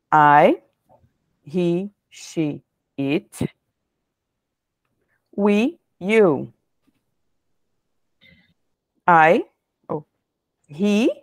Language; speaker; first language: English; non-native, fluent; Portuguese